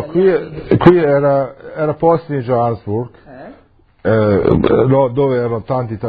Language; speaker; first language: Italian; early bilingual, heritage; English